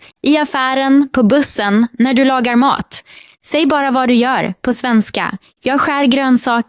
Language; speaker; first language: Swedish; non-native, fluent; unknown